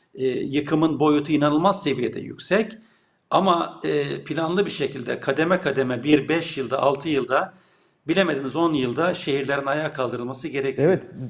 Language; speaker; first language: Turkish; native; Turkish